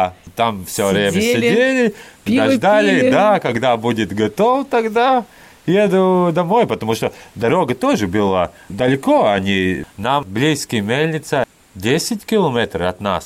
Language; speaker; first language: Russian; non-native, local second language; Latvian